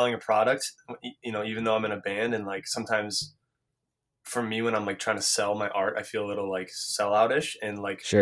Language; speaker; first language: English; native; English